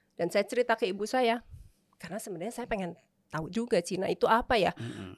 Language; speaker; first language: Indonesian; native; Indonesian